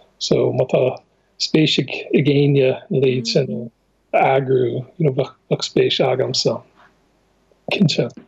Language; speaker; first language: Irish; non-native, fluent; English